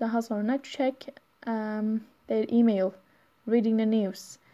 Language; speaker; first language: English; non-native, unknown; Turkish